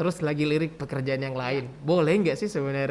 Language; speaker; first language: Indonesian; native; Indonesian